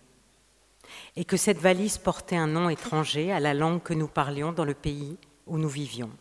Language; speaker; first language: French; native; French